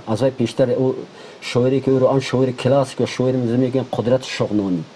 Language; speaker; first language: Tajik; non-native, local second language; Shughni